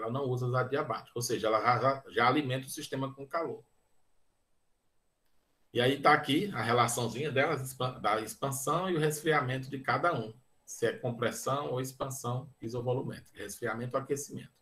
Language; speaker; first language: Portuguese; native; Portuguese